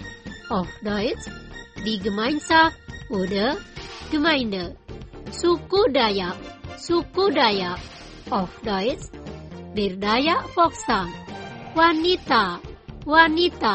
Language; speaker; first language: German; non-native, fluent; Indonesian